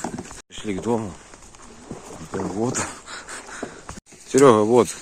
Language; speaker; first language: Russian; native; Russian